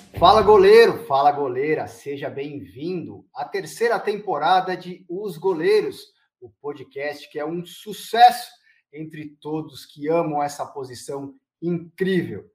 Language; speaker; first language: Portuguese; native; Portuguese